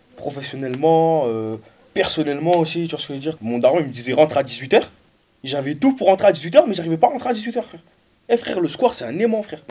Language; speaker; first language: French; native; French